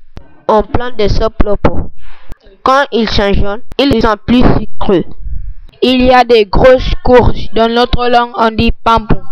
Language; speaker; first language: French; non-native, local second language; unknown